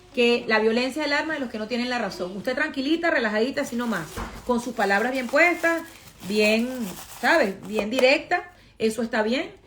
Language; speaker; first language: Spanish; native; Spanish